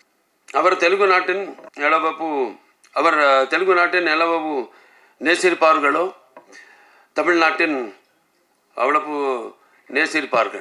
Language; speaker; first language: Tamil; non-native, local second language; Telugu